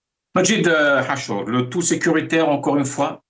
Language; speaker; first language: French; non-native, local second language; Arabic